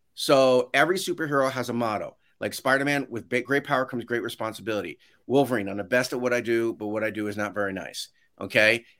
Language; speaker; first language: English; native; English